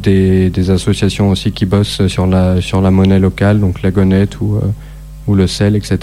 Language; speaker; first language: French; native; French